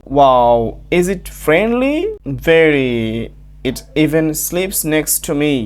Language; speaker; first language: English; non-native, local second language; Bangla